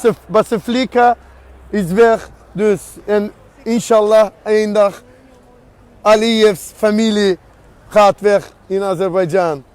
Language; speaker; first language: Dutch; non-native, learner; Azerbaijani